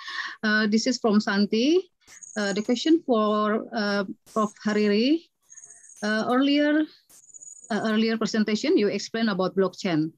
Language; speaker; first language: English; non-native, fluent; Indonesian